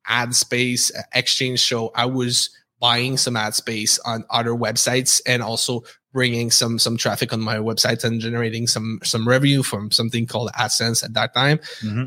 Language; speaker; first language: English; non-native, fluent; French